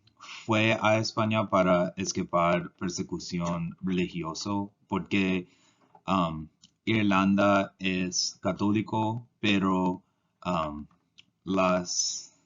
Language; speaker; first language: Spanish; non-native, learner; English